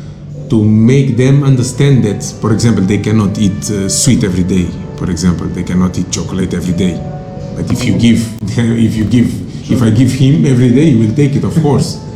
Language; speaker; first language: English; non-native, local second language; Kabuverdianu